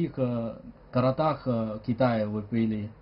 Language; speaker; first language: Russian; non-native, learner; Chinese